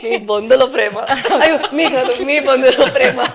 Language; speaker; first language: Telugu; non-native, fluent; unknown